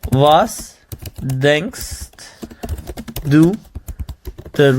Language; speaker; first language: German; non-native, learner; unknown